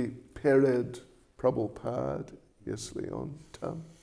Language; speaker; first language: Russian; non-native, learner; English